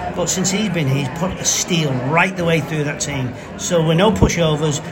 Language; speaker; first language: English; native; English